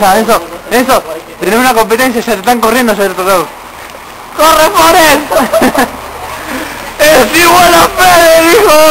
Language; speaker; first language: Spanish; native; Spanish